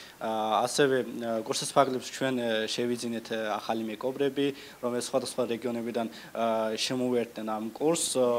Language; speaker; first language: Georgian; non-native, local second language; Azerbaijani